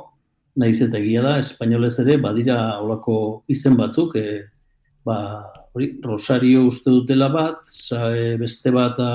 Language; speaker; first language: Basque; native; Basque